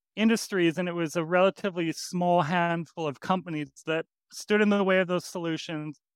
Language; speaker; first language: English; native; English